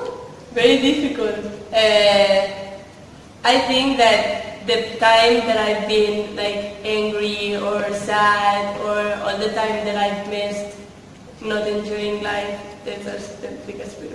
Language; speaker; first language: English; non-native, fluent; Spanish